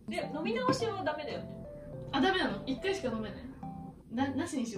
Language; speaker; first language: Japanese; native; Japanese